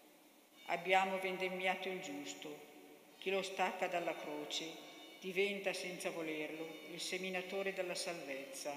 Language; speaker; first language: Italian; native; Italian